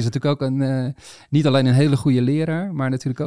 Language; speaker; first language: Dutch; native; Dutch